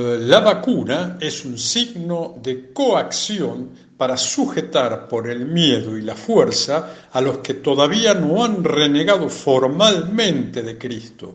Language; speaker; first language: Spanish; native; Spanish